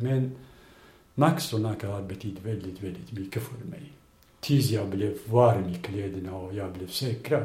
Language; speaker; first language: Swedish; non-native, fluent; Kurdish